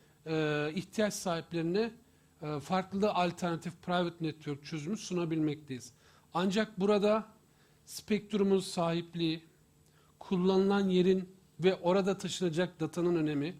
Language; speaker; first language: Turkish; native; Turkish